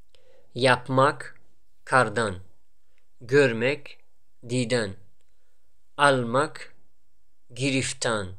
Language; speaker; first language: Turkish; non-native, fluent; Tajik